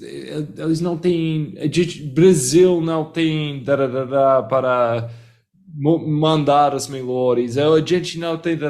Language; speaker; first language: Portuguese; non-native, fluent; English